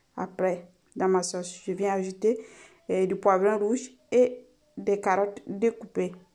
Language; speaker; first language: French; non-native, local second language; Mossi